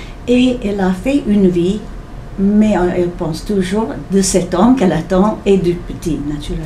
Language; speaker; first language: French; non-native, fluent; English